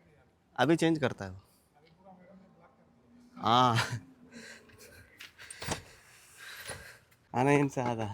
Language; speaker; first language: Hindi; non-native, local second language; Telugu